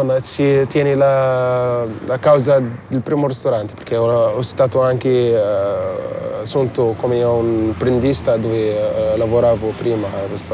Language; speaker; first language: Italian; non-native, learner; Arabic